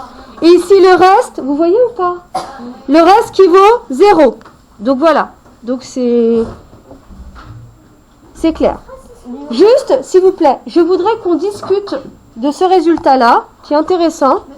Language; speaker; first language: French; native; French